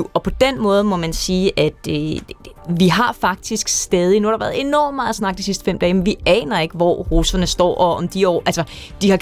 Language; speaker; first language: Danish; native; Danish